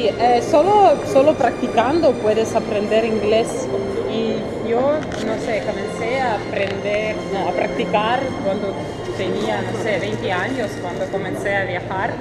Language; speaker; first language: Spanish; non-native, fluent; Russian